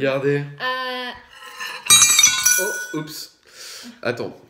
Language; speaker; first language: French; native; French